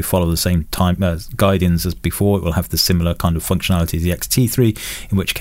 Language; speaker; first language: English; native; English